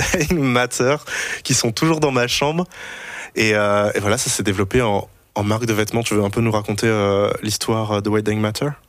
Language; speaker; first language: French; native; French